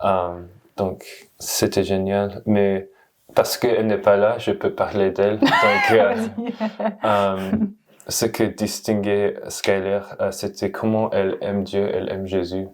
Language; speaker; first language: French; non-native, learner; English